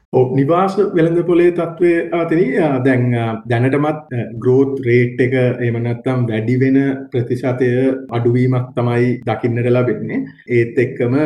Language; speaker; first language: Sinhala; non-native, local second language; Tamil